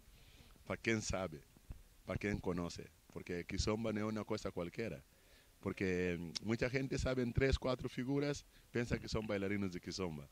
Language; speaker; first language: Spanish; non-native, fluent; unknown